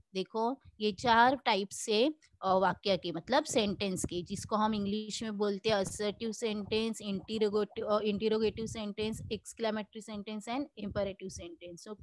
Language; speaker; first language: Hindi; non-native, local second language; Marathi